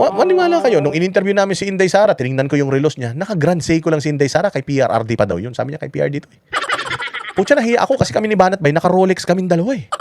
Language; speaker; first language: Filipino; non-native, local second language; Iloko